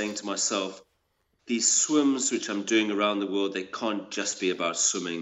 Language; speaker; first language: English; native; English